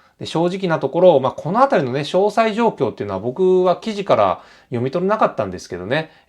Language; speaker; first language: Japanese; native; Japanese